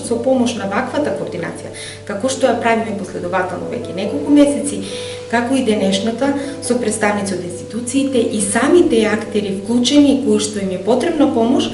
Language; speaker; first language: Macedonian; native; Macedonian